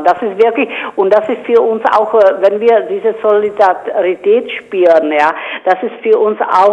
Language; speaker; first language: German; non-native, fluent; Czech